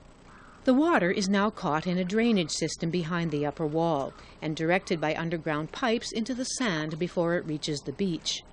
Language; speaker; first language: English; native; English